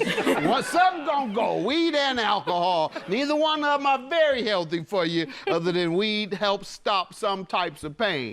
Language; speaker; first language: English; native; English